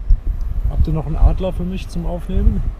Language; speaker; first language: German; native; German